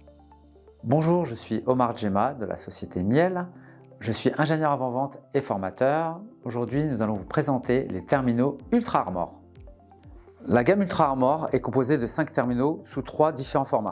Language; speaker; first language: French; native; French